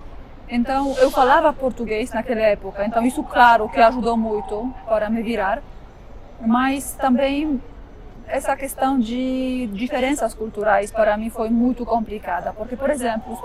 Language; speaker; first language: Portuguese; non-native, fluent; Polish